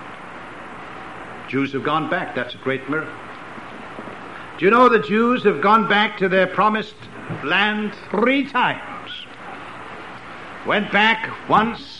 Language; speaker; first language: English; native; English